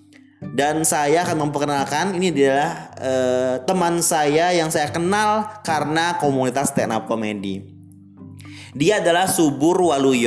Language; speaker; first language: Indonesian; native; Indonesian